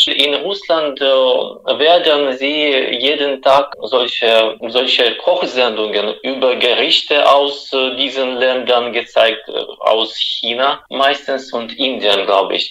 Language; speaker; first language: German; non-native, fluent; Russian